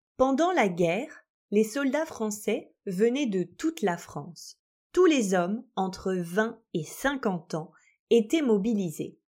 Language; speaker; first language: French; native; French